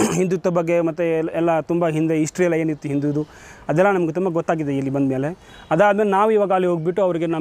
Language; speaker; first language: Kannada; non-native, local second language; Manipuri